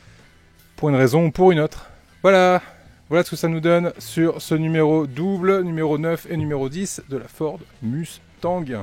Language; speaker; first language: French; native; French